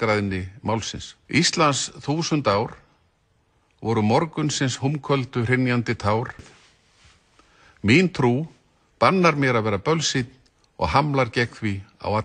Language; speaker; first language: Icelandic; native; Icelandic